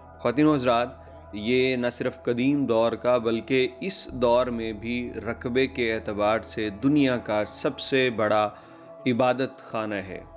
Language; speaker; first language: Urdu; non-native, local second language; Punjabi